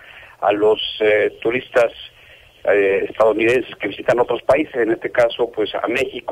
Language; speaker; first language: Spanish; native; Spanish